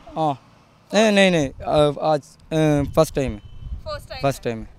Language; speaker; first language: Hindi; non-native, local second language; Malayalam